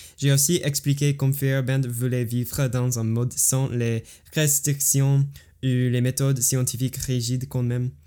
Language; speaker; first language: French; non-native, learner; English